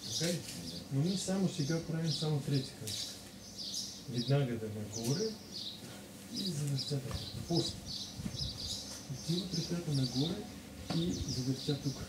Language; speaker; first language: Bulgarian; non-native, learner; Russian